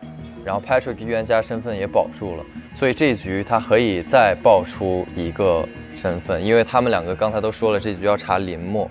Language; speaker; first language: Chinese; native; Chinese